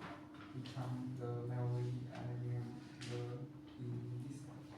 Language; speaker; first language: English; non-native, learner; Vietnamese